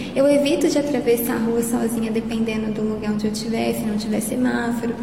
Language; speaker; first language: Portuguese; native; Portuguese